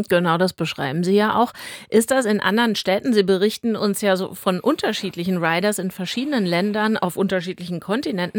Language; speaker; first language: German; native; German